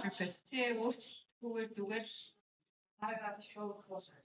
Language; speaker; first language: Mongolian; native; Mongolian